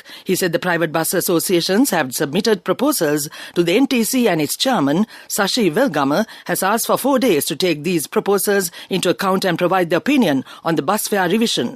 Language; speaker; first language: English; non-native, local second language; Sinhala